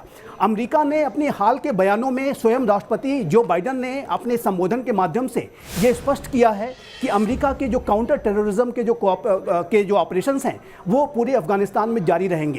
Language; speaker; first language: Hindi; native; Hindi